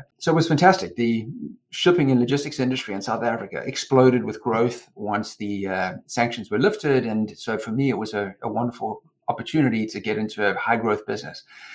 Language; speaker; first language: English; native; English